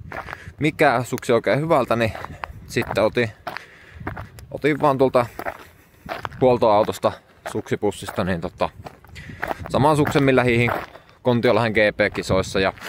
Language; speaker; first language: Finnish; native; Finnish